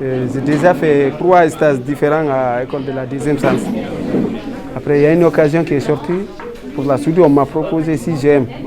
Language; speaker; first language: French; non-native, learner; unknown